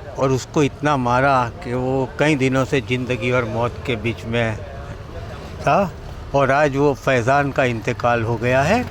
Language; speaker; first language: Hindi; non-native, local second language; Gujarati